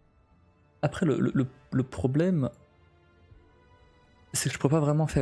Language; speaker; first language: French; native; French